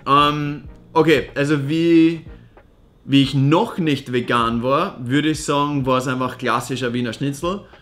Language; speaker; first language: German; native; German